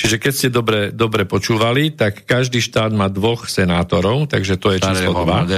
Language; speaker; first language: Slovak; native; Slovak